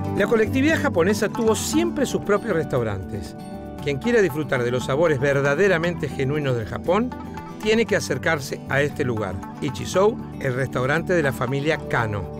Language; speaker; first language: Spanish; native; Spanish